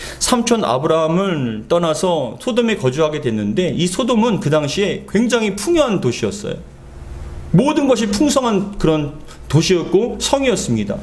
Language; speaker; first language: Korean; native; Korean